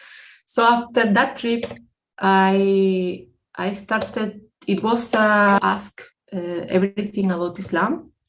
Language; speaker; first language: English; non-native, fluent; Spanish